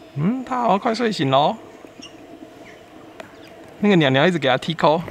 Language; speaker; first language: Chinese; native; Chinese